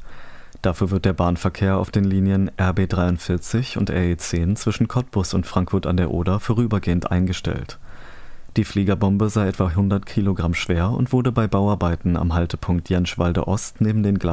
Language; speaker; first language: German; native; German